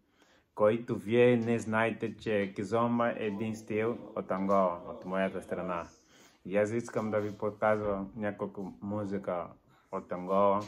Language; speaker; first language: Bulgarian; non-native, learner; Portuguese